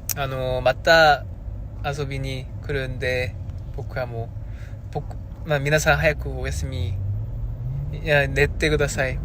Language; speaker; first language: Japanese; non-native, fluent; Korean